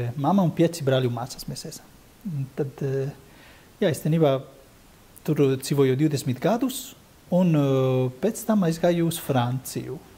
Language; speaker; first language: Latvian; non-native, fluent; Spanish